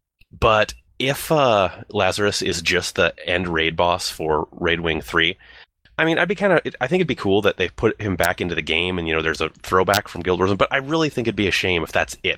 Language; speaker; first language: English; native; English